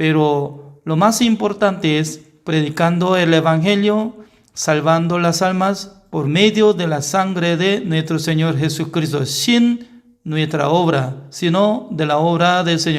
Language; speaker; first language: Spanish; non-native, learner; Korean